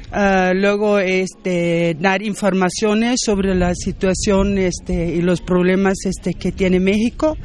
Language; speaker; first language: Spanish; non-native, fluent; German